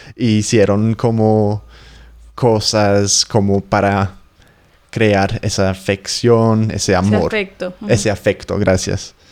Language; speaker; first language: Spanish; non-native, fluent; English